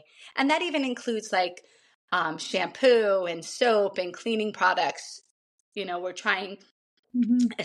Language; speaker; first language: English; native; English